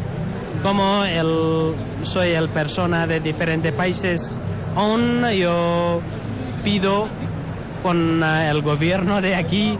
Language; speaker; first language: Spanish; non-native, learner; Nepali